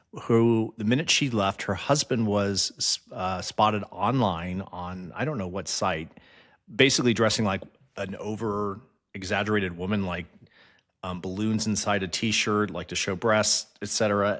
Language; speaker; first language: English; native; English